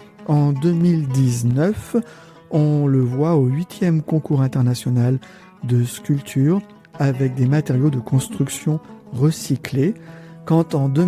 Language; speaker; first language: French; native; French